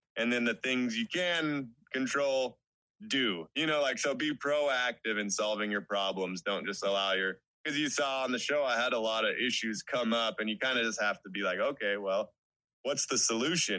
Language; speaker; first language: English; native; English